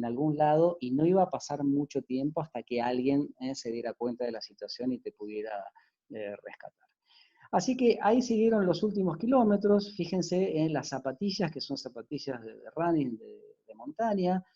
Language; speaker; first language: Spanish; native; Spanish